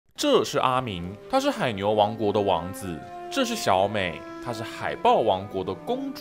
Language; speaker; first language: Chinese; native; Chinese